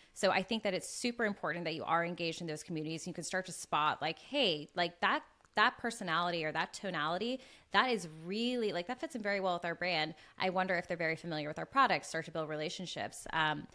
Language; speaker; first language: English; native; English